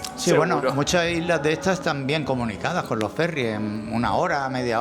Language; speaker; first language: Spanish; native; Spanish